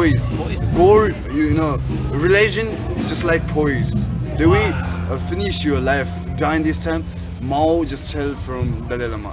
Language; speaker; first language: English; non-native, learner; Tibetan